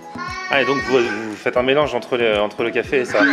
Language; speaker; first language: French; native; French